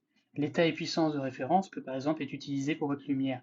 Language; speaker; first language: French; native; French